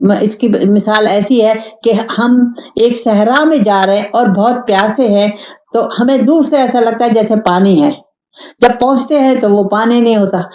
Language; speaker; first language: Urdu; non-native, local second language; Pashto